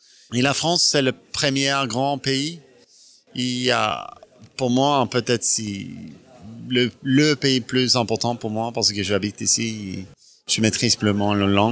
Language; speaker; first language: French; non-native, fluent; Norwegian